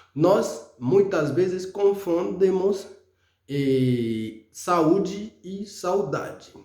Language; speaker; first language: Portuguese; non-native, fluent; Haitian Creole